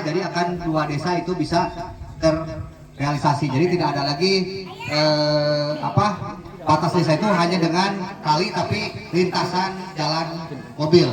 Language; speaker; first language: Indonesian; non-native, local second language; Sundanese